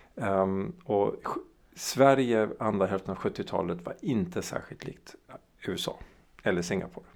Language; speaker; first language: Swedish; early bilingual, heritage; Swedish